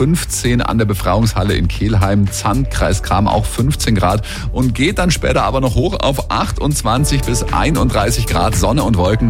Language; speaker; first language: German; native; German